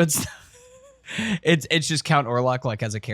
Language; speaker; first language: English; native; English